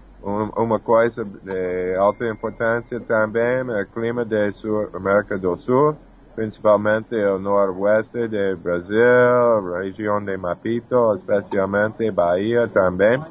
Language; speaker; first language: Portuguese; non-native, fluent; English